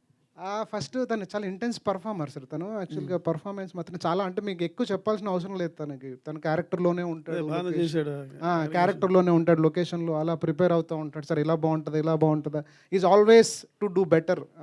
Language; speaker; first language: Telugu; native; Telugu